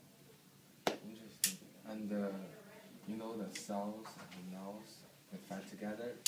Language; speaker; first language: English; non-native, learner; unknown